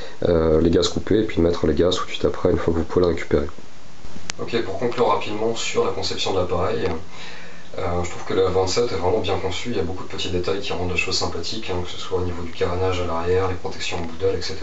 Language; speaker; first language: French; native; French